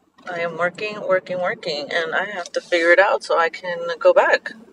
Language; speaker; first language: English; early bilingual, other home language; Spanish